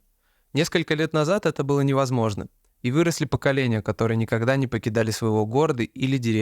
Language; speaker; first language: Russian; native; Russian